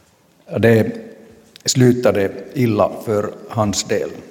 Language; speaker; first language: Swedish; non-native, local second language; Finnish